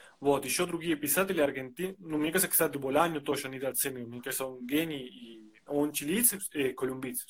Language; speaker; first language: Russian; non-native, fluent; Spanish